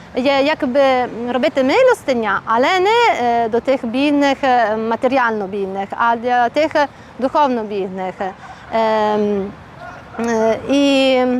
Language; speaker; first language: Ukrainian; non-native, learner; Italian